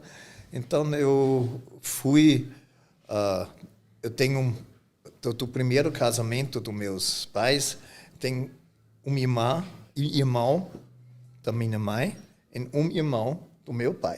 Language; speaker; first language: Portuguese; non-native, fluent; German